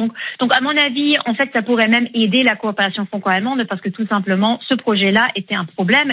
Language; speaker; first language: French; non-native, fluent; German